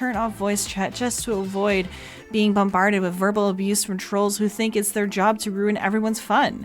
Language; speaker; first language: English; native; English